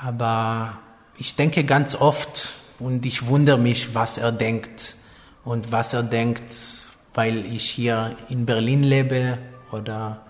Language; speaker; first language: German; non-native, fluent; Hebrew